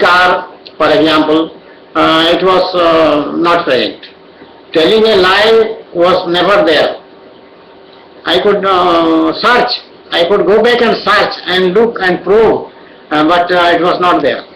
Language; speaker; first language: English; non-native, local second language; Odia